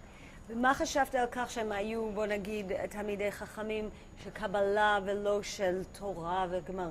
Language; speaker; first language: Hebrew; native; Hebrew